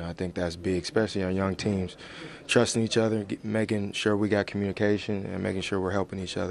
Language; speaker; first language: English; native; English